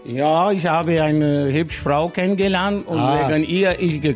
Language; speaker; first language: German; non-native, learner; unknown